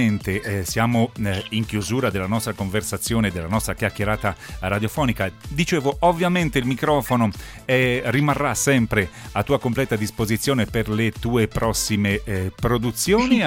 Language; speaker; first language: Italian; native; Italian